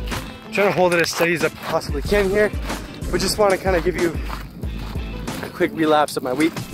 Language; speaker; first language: English; native; English